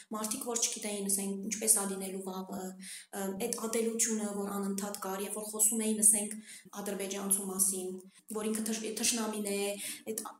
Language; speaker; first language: Armenian; early bilingual, heritage; Armenian